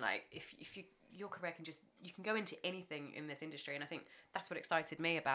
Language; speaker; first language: English; native; English